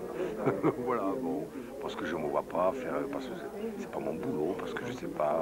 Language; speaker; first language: French; native; French